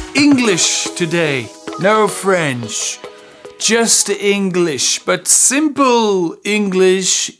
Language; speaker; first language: English; non-native, fluent; French